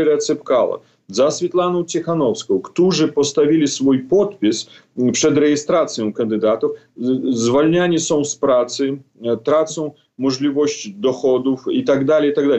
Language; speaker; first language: Polish; non-native, fluent; Belarusian